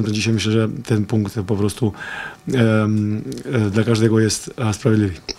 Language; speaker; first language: Polish; non-native, fluent; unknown